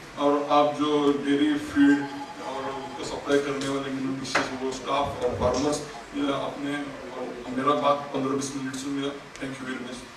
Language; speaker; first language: Hindi; non-native, local second language; Marathi